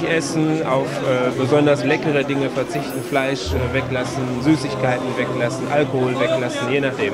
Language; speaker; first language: German; native; German